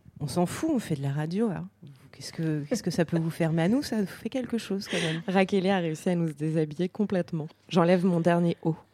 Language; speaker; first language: French; native; French